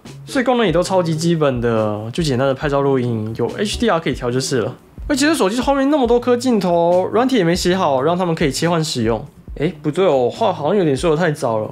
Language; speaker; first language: Chinese; native; Chinese